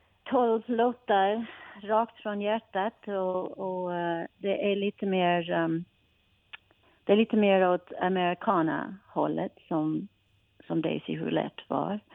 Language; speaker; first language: Swedish; non-native, fluent; English